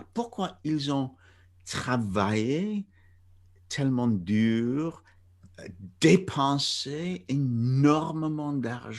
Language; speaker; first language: French; non-native, fluent; English